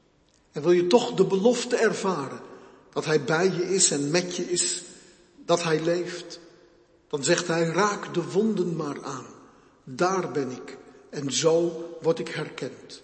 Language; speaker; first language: Dutch; native; Dutch